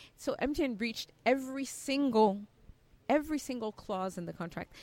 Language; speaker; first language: English; native; English